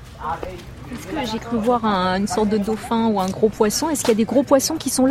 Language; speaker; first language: French; native; French